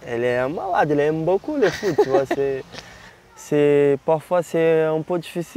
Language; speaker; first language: French; non-native, learner; Portuguese